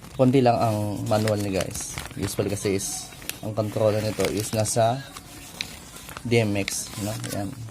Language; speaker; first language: Filipino; non-native, local second language; Bikol